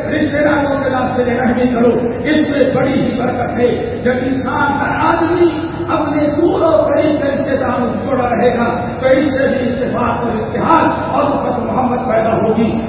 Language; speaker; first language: Urdu; native; Urdu